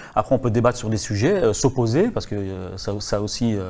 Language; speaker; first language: French; native; French